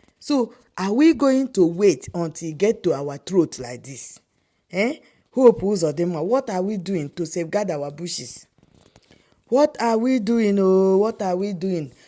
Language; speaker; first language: Nigerian Pidgin; non-native, local second language; Igbo